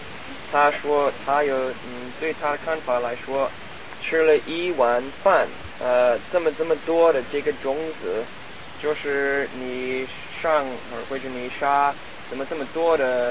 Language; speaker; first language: Chinese; non-native, fluent; English